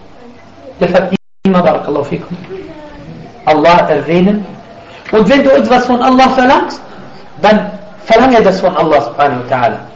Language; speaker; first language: German; non-native, fluent; Arabic